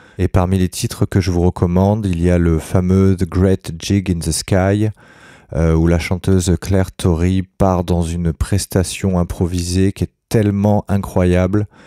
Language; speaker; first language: French; native; French